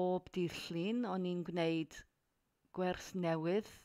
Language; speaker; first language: Welsh; non-native, learner; English